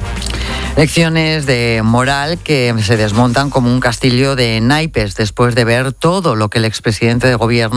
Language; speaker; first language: Spanish; native; Spanish